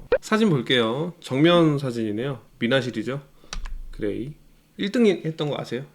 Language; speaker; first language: Korean; native; Korean